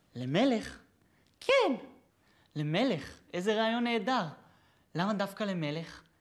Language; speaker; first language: Hebrew; native; Hebrew